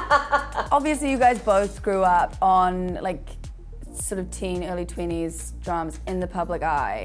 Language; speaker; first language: English; native; English